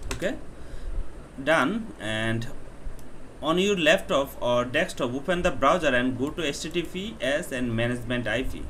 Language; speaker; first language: English; non-native, local second language; Bangla